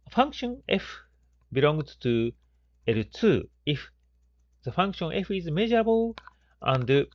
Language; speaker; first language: English; non-native, fluent; Japanese